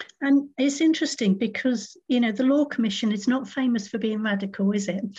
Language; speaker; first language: English; native; English